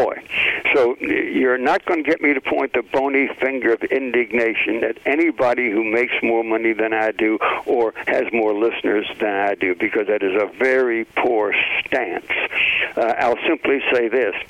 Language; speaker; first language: English; native; English